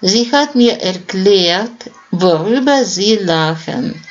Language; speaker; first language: German; non-native, fluent; Russian